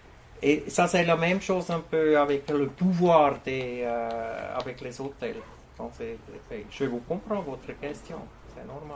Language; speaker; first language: French; non-native, fluent; German